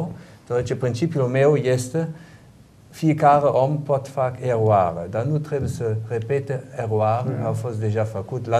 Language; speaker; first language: Romanian; non-native, learner; German